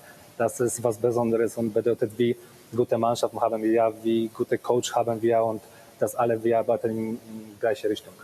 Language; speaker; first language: German; non-native, fluent; Polish